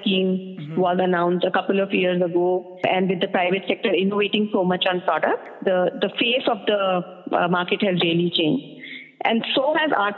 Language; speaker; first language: English; non-native, local second language; Hindi